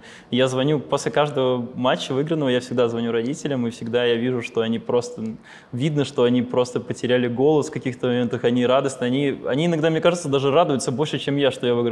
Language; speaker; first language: Russian; native; Russian